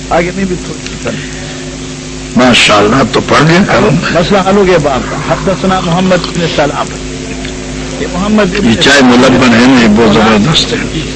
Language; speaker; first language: Urdu; non-native, local second language; Northern Hindko